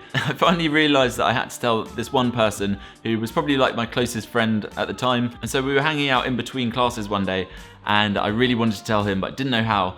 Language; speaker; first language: English; native; English